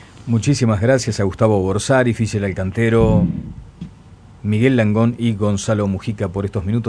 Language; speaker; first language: Spanish; native; Spanish